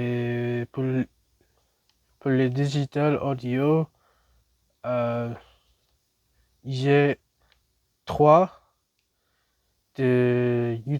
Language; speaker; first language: French; non-native, learner; English